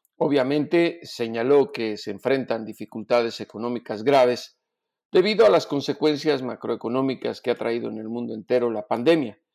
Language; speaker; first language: Spanish; native; Spanish